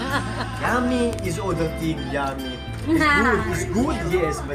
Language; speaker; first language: English; non-native, learner; Italian